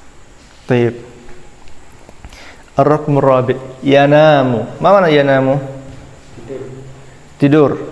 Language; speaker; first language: Arabic; non-native, fluent; Indonesian